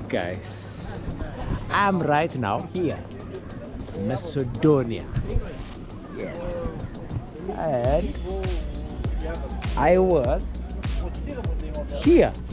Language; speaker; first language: English; non-native, learner; Amharic